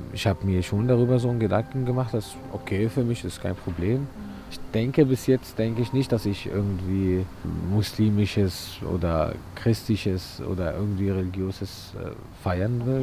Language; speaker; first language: German; non-native, fluent; Arabic